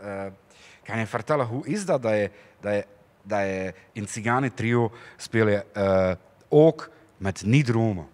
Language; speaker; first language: Dutch; non-native, fluent; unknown